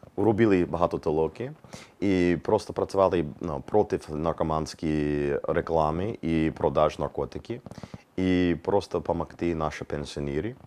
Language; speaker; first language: Ukrainian; non-native, learner; English